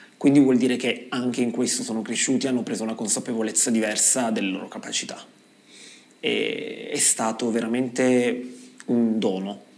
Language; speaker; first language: Italian; native; Italian